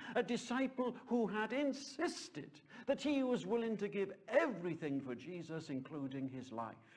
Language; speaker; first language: English; native; English